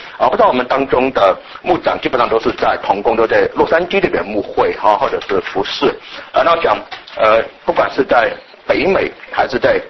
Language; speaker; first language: Chinese; native; Chinese